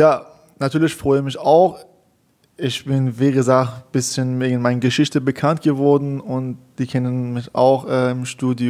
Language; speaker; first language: German; non-native, fluent; Persian